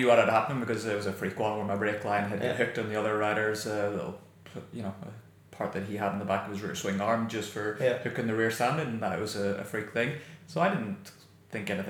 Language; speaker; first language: English; native; English